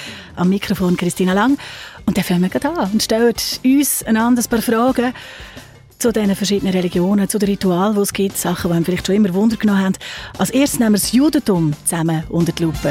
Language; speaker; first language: German; native; German